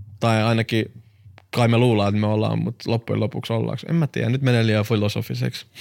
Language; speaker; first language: Finnish; early bilingual, other home language; Arabic